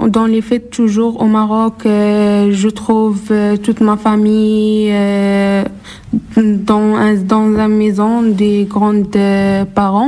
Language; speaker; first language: French; non-native, learner; Arabic